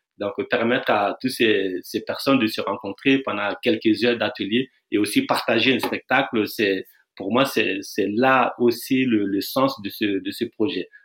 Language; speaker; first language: French; non-native, local second language; Dyula